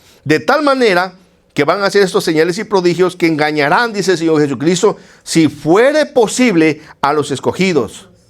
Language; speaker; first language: Spanish; native; Spanish